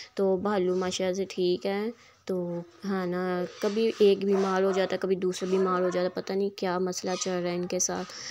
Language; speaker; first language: Urdu; native; Urdu